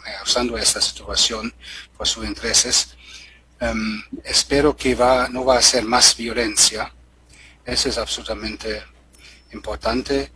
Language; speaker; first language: Spanish; non-native, fluent; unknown